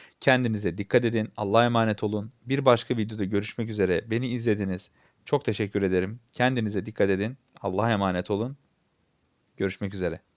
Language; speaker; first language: Turkish; native; Turkish